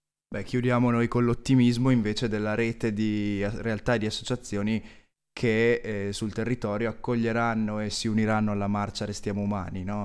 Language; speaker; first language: Italian; native; Italian